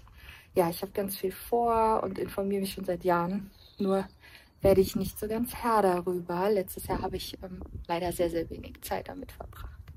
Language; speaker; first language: German; native; German